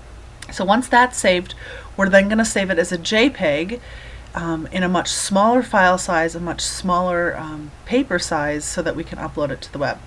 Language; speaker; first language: English; native; English